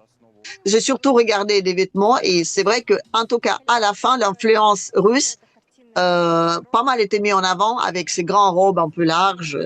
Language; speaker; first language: French; non-native, fluent; Russian